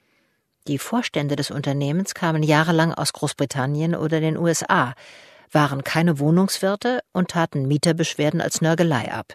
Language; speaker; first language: German; native; German